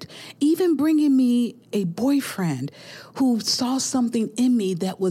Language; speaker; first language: English; native; English